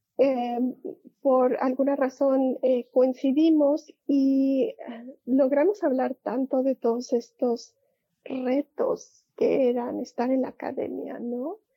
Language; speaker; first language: Spanish; native; Spanish